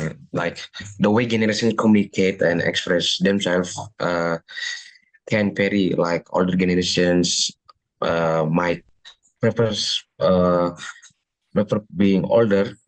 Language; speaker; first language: English; non-native, learner; Indonesian